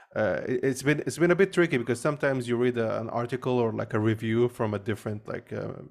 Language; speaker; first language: English; early bilingual, other home language; Arabic